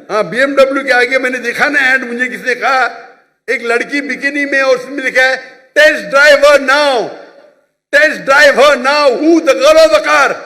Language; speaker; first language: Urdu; non-native, local second language; Konkani